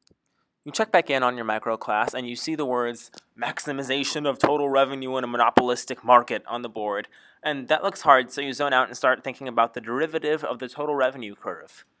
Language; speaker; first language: English; native; English